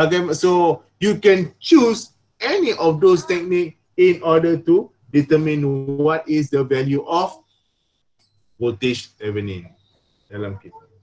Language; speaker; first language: English; non-native, local second language; Malay